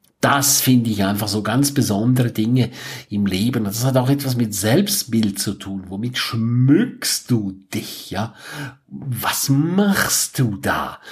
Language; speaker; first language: German; non-native, local second language; Romansh